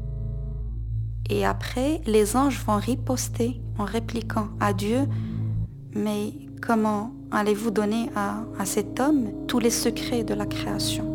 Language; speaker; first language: French; non-native, local second language; Arabic